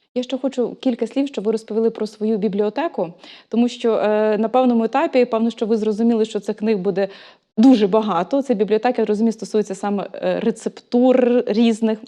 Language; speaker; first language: Ukrainian; native; Ukrainian